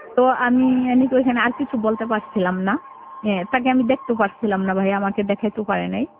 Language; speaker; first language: Bangla; early bilingual, heritage; Bangla